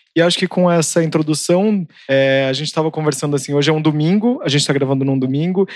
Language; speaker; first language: Portuguese; native; Portuguese